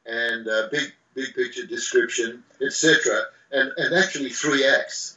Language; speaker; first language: English; native; English